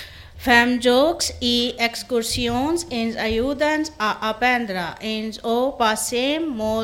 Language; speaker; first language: Catalan; non-native, learner; Spanish